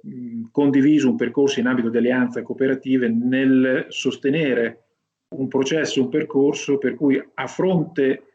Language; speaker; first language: Italian; native; Italian